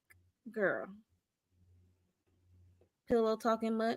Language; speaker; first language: English; native; English